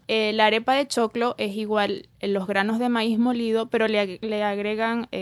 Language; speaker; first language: Spanish; native; Spanish